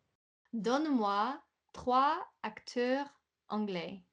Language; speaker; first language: French; non-native, fluent; English